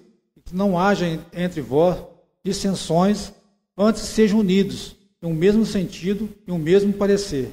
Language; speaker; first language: Portuguese; native; Portuguese